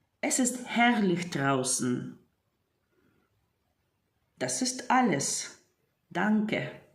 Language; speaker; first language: German; non-native, fluent; Ukrainian